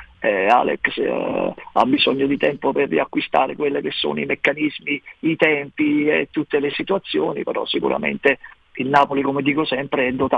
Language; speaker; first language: Italian; native; Italian